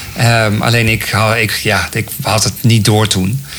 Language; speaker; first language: Dutch; native; Dutch